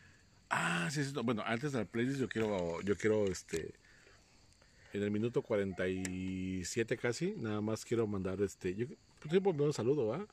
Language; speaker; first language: Spanish; native; Spanish